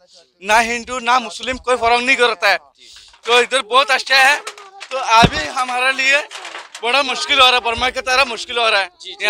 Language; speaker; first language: Hindi; non-native, learner; Rohingya